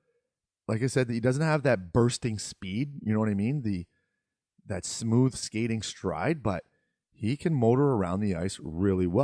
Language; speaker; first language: English; native; English